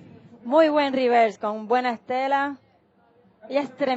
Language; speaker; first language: Spanish; native; Spanish